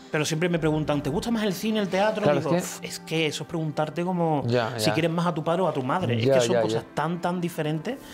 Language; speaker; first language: Spanish; native; Spanish